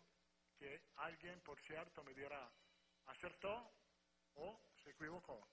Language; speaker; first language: Portuguese; non-native, fluent; Spanish